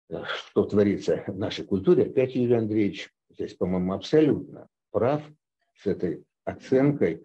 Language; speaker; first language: Russian; native; Russian